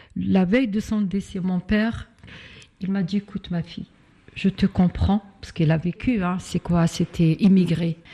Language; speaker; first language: French; non-native, local second language; Arabic